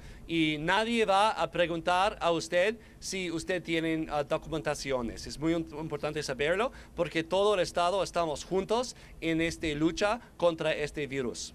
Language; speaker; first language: Spanish; non-native, fluent; English